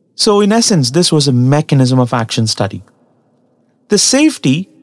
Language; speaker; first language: English; non-native, local second language; Tamil